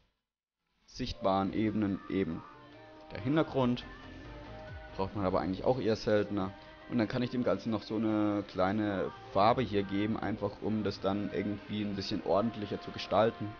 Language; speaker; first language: German; native; German